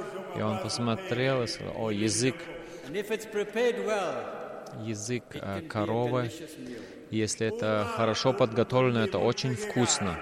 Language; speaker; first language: Russian; non-native, fluent; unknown